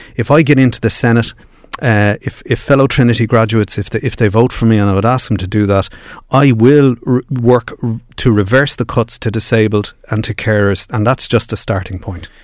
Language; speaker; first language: English; native; English